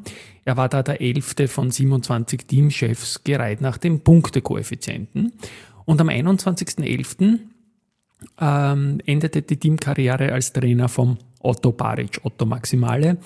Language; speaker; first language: German; native; German